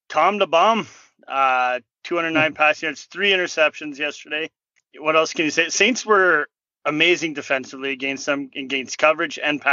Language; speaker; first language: English; native; English